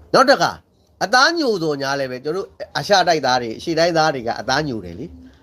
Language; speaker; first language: Burmese; native; Burmese